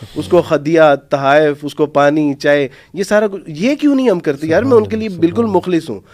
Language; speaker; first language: Urdu; non-native, local second language; Punjabi